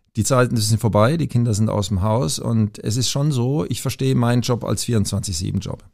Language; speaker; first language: German; native; German